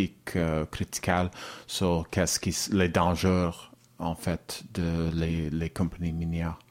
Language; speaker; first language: French; non-native, learner; English